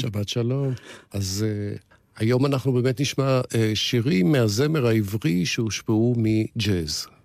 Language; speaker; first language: Hebrew; native; Hebrew